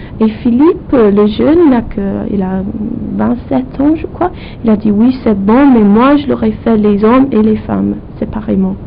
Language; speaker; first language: French; non-native, fluent; English